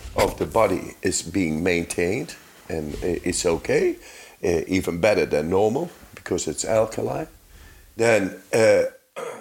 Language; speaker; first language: English; non-native, fluent; Dutch